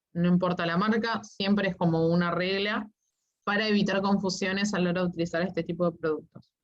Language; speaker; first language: Spanish; native; Spanish